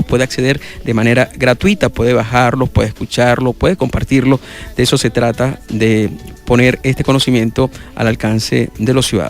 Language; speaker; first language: Spanish; native; Spanish